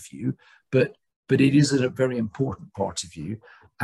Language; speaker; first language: English; native; English